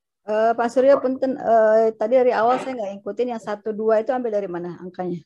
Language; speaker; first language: Indonesian; native; Indonesian